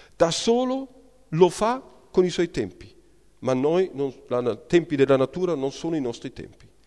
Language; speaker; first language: Italian; non-native, fluent; German